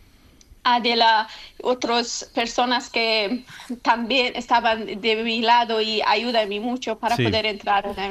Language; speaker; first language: Spanish; non-native, learner; Persian